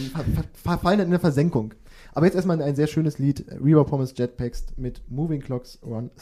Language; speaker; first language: German; native; German